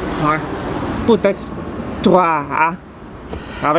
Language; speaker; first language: French; non-native, learner; Bulgarian